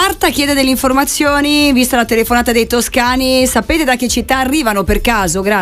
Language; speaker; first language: Italian; native; Italian